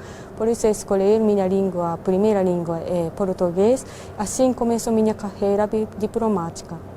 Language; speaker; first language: Portuguese; non-native, fluent; Japanese